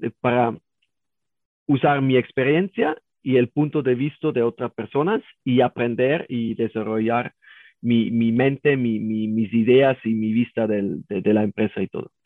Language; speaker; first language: Spanish; non-native, learner; German